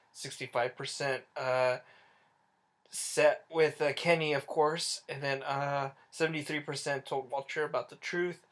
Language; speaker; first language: English; native; English